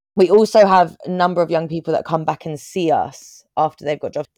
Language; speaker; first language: English; native; English